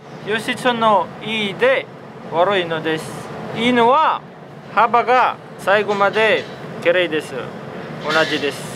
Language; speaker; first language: Japanese; non-native, learner; Filipino